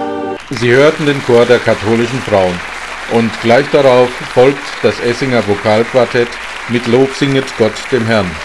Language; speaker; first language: German; native; German